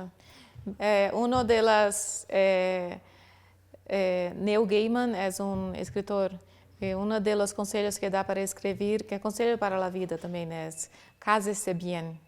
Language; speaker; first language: Spanish; non-native, learner; Portuguese